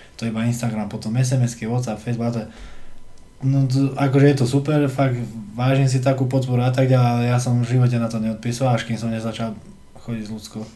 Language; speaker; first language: Slovak; early bilingual, heritage; Slovak